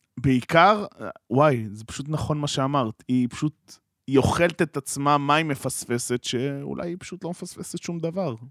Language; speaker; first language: Hebrew; native; Hebrew